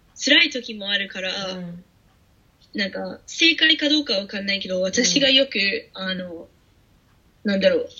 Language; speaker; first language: Japanese; non-native, fluent; English